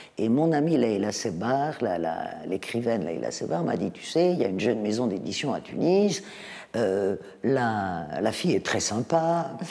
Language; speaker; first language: French; native; French